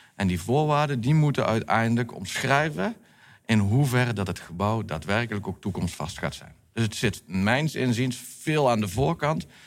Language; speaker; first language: Dutch; native; Dutch